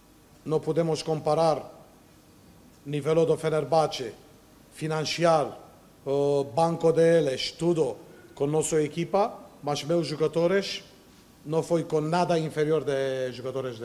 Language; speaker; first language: Portuguese; non-native, learner; Romanian